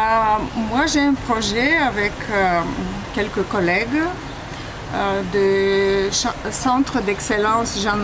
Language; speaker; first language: French; non-native, fluent; Bulgarian